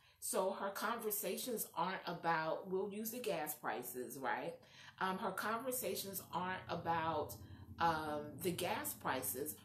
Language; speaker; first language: English; native; English